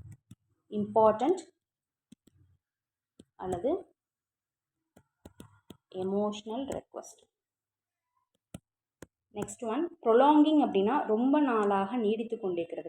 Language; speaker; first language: Tamil; native; Tamil